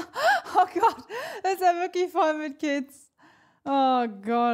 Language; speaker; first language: German; native; German